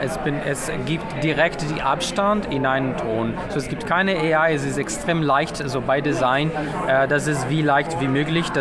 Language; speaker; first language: German; non-native, learner; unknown